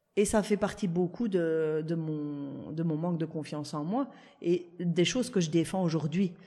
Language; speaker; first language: French; early bilingual, other home language; Italian